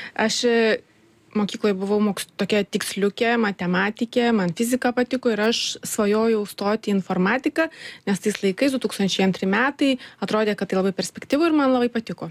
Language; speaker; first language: Lithuanian; native; Lithuanian